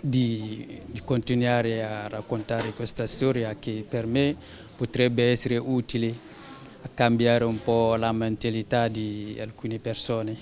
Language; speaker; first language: Italian; non-native, fluent; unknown